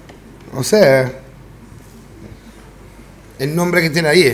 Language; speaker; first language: Spanish; non-native, fluent; Italian